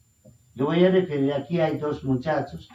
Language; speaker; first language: Spanish; non-native, fluent; Bangla